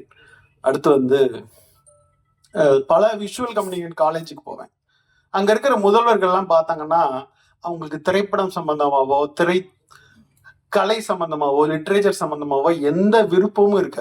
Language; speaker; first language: Tamil; native; Tamil